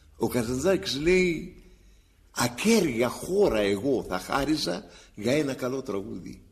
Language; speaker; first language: Greek; native; Greek